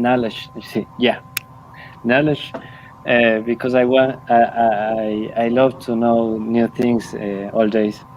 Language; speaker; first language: English; non-native, learner; Spanish